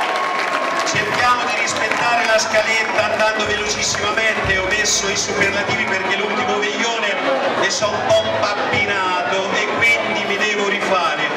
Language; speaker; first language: Italian; native; Italian